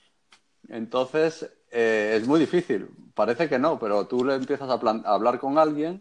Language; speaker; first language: Spanish; native; Spanish